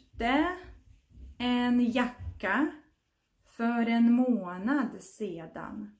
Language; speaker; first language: Swedish; non-native, fluent; Russian